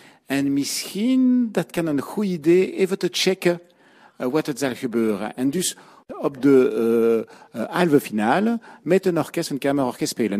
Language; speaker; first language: Dutch; non-native, learner; French